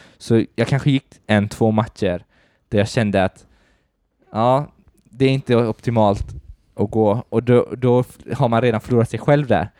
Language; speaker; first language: Swedish; early bilingual, other home language; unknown